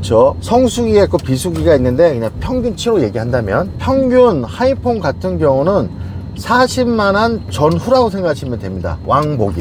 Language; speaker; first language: Korean; native; Korean